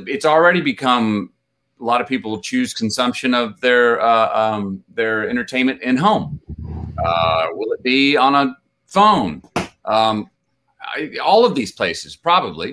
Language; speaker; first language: English; native; English